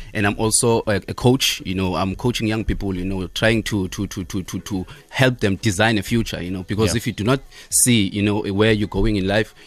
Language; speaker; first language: English; non-native, local second language; Xhosa